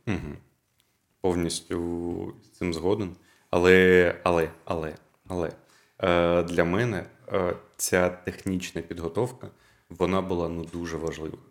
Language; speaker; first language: Ukrainian; non-native, local second language; Russian